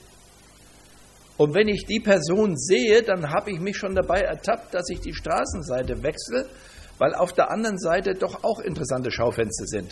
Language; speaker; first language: German; native; German